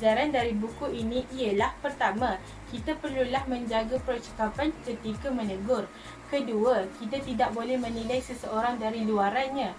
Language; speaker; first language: Malay; native; Malay